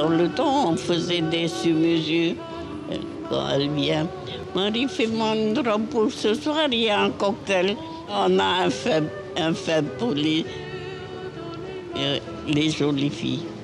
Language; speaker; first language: French; non-native, local second language; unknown